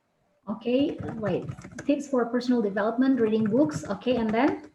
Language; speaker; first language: English; non-native, fluent; Indonesian